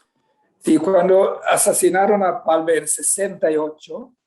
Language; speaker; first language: Spanish; non-native, fluent; Swedish